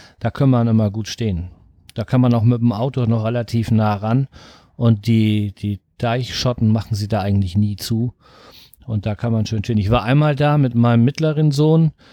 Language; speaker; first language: German; native; German